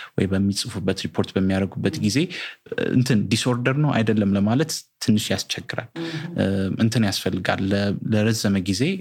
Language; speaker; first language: Amharic; native; Amharic